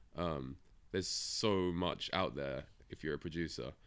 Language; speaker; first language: English; native; English